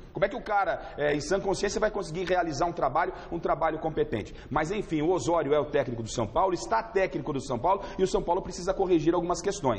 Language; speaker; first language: Portuguese; native; Portuguese